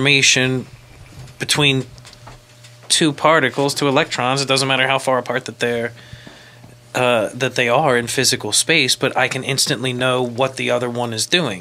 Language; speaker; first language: English; native; English